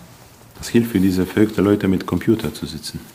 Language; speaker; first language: German; non-native, learner; Polish